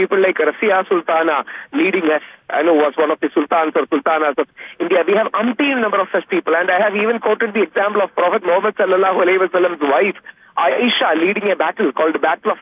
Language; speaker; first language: English; non-native, local second language; Malayalam